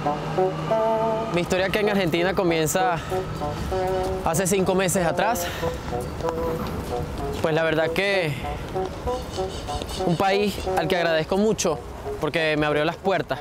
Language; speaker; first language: Spanish; native; Spanish